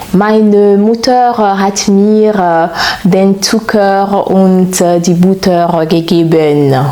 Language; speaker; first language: German; non-native, fluent; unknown